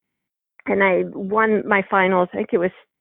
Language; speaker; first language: English; native; English